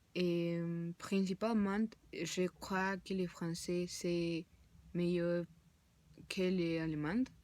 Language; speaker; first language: French; non-native, learner; Spanish